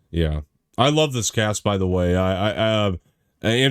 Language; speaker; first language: English; native; English